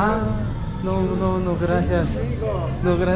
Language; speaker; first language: Spanish; non-native, learner; Korean